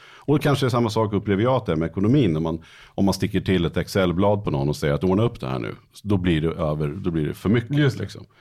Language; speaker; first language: Swedish; native; Swedish